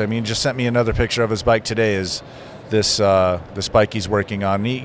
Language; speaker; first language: English; native; English